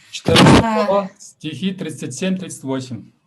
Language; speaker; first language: Russian; native; Russian